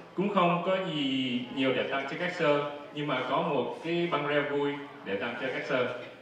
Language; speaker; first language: Vietnamese; early bilingual, heritage; Vietnamese